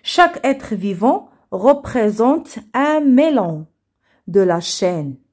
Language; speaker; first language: French; non-native, local second language; Arabic